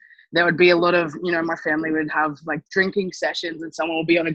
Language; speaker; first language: English; native; English